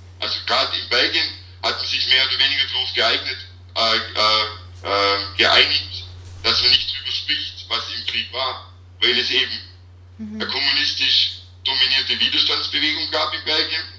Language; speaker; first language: German; native; German